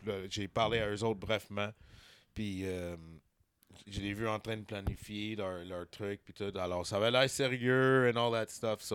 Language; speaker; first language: French; native; French